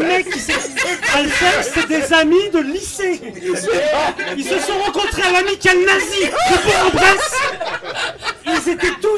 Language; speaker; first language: French; native; French